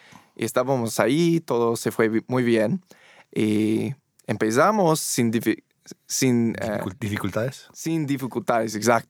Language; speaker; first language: Spanish; non-native, fluent; English